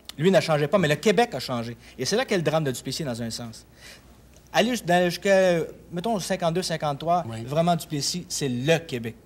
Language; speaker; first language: French; native; French